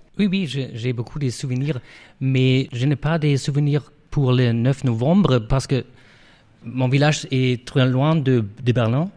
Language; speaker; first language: French; non-native, fluent; German